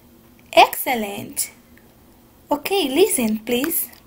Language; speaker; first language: English; non-native, fluent; Spanish